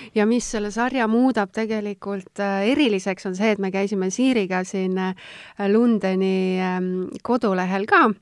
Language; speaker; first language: Estonian; native; Estonian